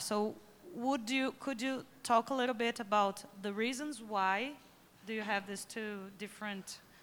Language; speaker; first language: English; non-native, fluent; Portuguese